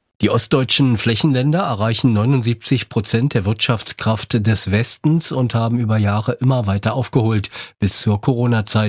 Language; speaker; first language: German; native; German